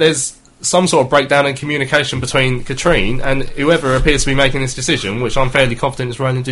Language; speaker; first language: English; native; English